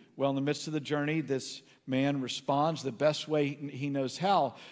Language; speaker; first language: English; native; English